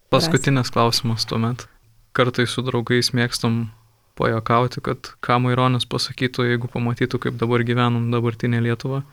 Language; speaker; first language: Lithuanian; native; Lithuanian